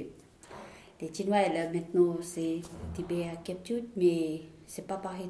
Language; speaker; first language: French; non-native, learner; Tibetan